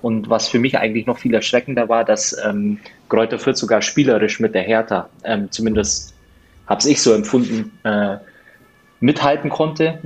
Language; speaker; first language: German; native; German